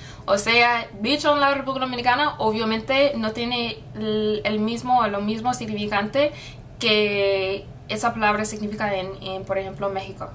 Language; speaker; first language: Spanish; non-native, fluent; English